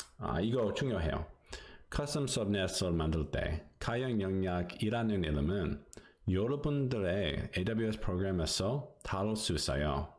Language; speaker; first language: Korean; non-native, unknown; English